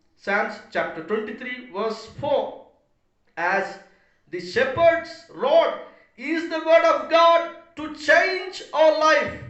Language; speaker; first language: English; non-native, local second language; Telugu